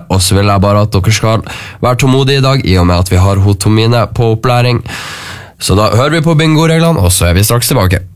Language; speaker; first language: Norwegian; native; Norwegian